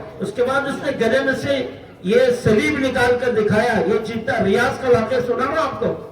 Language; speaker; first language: Urdu; native; Urdu